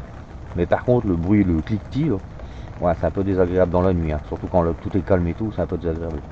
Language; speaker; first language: French; native; French